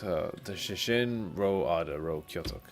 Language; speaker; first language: Irish; non-native, local second language; English